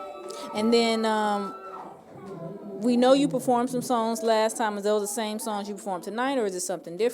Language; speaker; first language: English; native; English